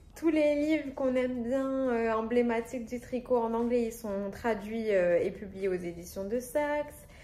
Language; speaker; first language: French; native; French